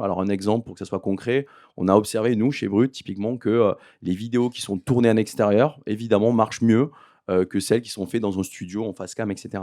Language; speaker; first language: French; native; French